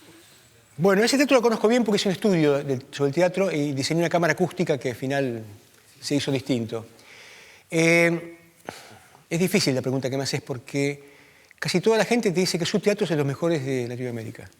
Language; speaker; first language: Spanish; native; Spanish